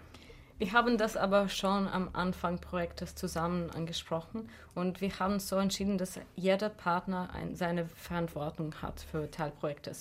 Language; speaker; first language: German; non-native, fluent; Russian